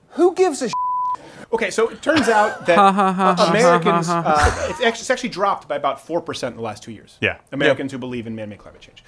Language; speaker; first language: English; native; English